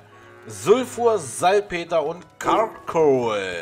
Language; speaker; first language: German; native; German